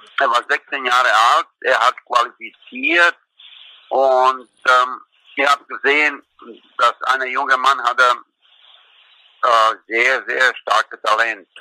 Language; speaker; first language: German; non-native, fluent; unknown